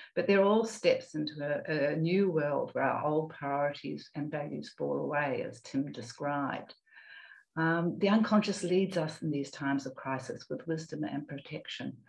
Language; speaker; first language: English; native; English